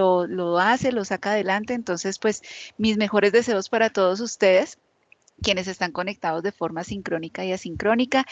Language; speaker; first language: Spanish; native; Spanish